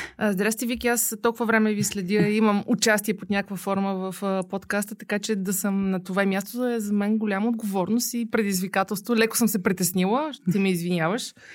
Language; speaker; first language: Bulgarian; native; Bulgarian